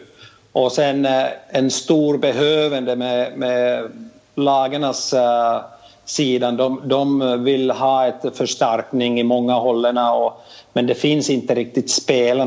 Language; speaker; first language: Swedish; non-native, fluent; Finnish